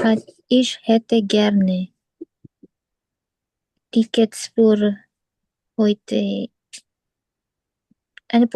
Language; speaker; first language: German; non-native, learner; Filipino